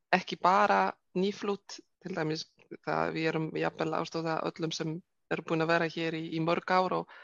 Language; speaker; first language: Icelandic; non-native, fluent; Polish